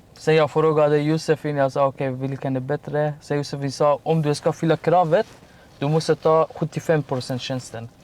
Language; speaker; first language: Swedish; non-native, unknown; Persian